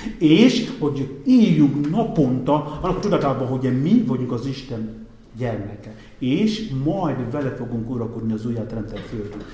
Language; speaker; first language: Hungarian; non-native, fluent; Igbo